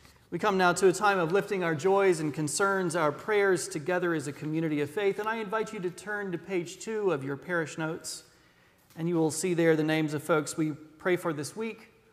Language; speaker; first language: English; native; English